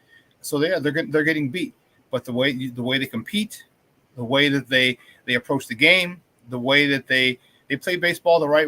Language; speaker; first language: English; native; English